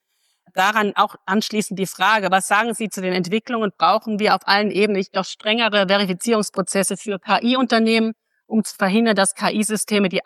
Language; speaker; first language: German; native; German